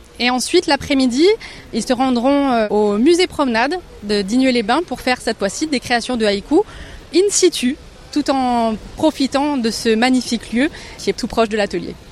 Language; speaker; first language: French; native; French